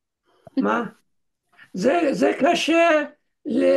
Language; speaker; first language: Hebrew; non-native, learner; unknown